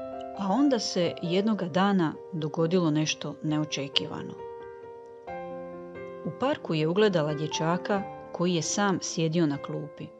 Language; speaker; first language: Croatian; native; Croatian